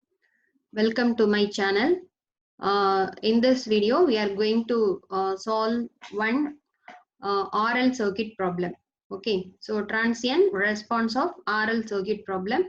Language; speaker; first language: English; non-native, local second language; Tamil